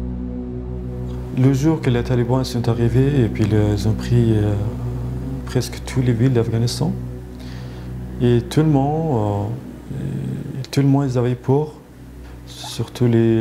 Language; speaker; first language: French; non-native, fluent; Persian